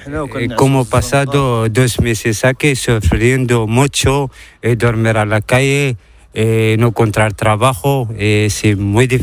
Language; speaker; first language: Spanish; non-native, learner; Arabic